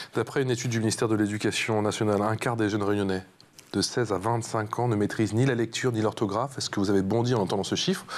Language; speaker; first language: French; native; French